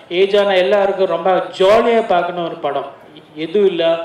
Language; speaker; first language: Tamil; non-native, learner; Malayalam